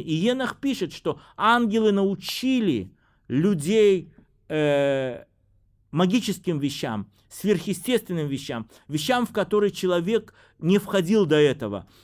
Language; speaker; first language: Russian; native; Russian